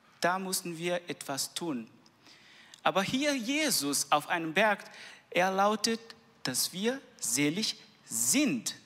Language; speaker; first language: German; non-native, learner; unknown